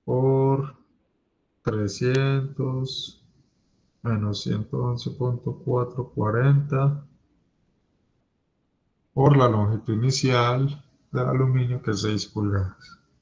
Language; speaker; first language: Spanish; native; Spanish